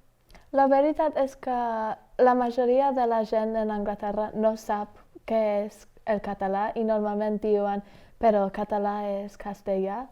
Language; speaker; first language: Catalan; non-native, fluent; English